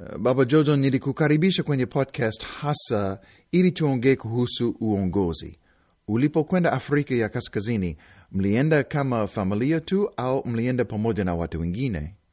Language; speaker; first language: Swahili; non-native, fluent; English